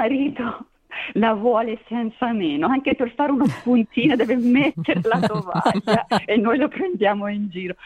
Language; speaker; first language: Italian; native; Italian